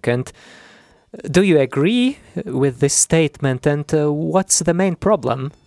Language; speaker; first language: English; non-native, fluent; Latvian